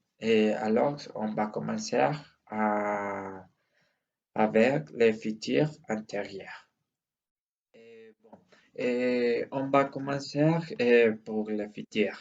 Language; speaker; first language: French; non-native, learner; Spanish